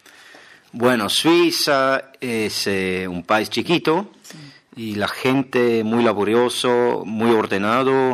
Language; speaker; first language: Spanish; non-native, fluent; German